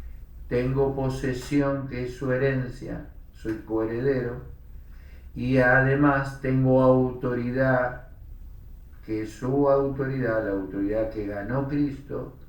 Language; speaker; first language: Spanish; native; Spanish